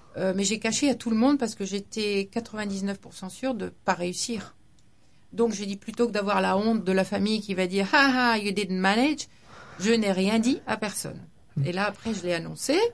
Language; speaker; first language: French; non-native, fluent; English